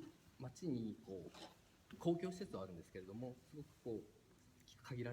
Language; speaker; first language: Japanese; native; Japanese